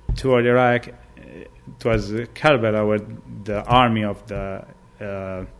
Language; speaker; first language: English; non-native, fluent; Arabic